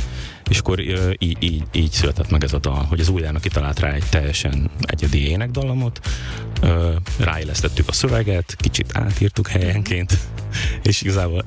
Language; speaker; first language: Hungarian; native; Hungarian